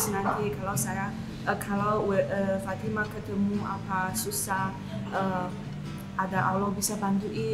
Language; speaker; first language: Indonesian; non-native, learner; Chinese